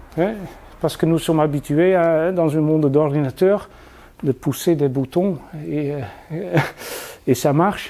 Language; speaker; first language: French; non-native, fluent; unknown